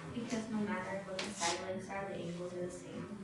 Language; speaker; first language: English; native; English